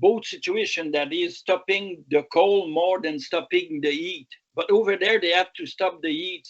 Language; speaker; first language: English; non-native, local second language; French